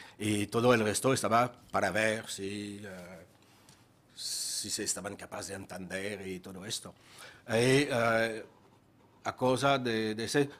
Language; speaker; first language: Spanish; non-native, fluent; French